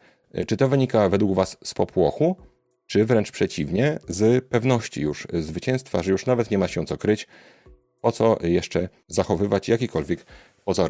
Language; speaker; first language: Polish; native; Polish